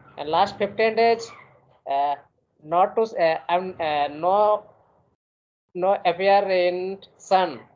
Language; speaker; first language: English; non-native, learner; Hindi